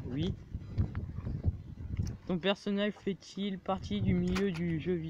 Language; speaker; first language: French; native; French